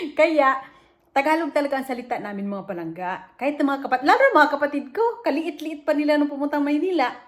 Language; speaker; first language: Filipino; native; Filipino